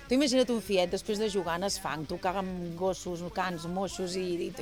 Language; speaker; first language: Catalan; native; Catalan